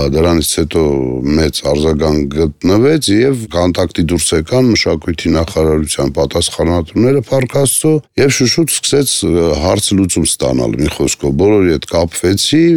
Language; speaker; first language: Armenian; native; Armenian